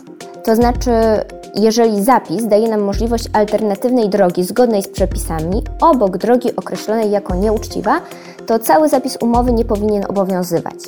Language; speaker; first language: Polish; native; Polish